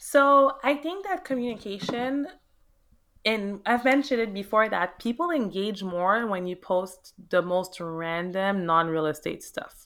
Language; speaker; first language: English; native; English